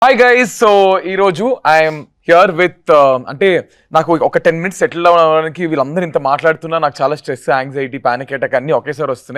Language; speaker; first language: Telugu; native; Telugu